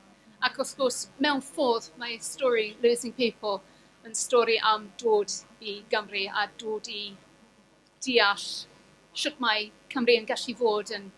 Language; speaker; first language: Welsh; non-native, fluent; English